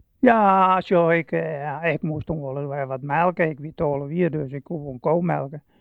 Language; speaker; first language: Dutch; non-native, local second language; Western Frisian